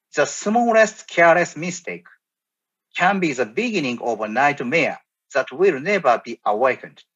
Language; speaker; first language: English; non-native, learner; Japanese